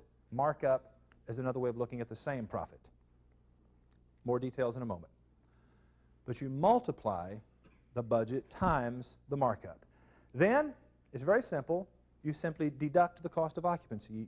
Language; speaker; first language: English; native; English